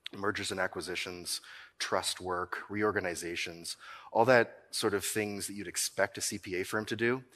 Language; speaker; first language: English; native; English